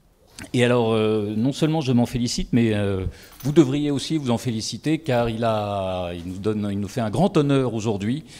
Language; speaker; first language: French; native; French